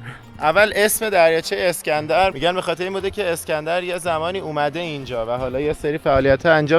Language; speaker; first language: Persian; native; Persian